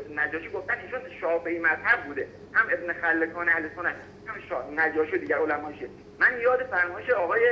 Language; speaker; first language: Persian; native; Persian